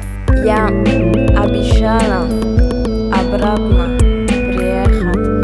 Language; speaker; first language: Russian; non-native, learner; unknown